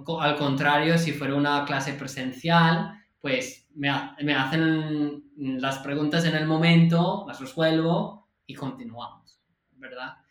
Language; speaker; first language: Spanish; non-native, fluent; English